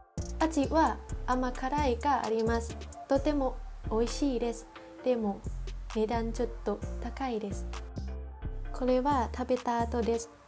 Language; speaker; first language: Japanese; non-native, learner; Thai